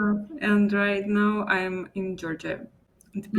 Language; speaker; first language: English; non-native, local second language; Russian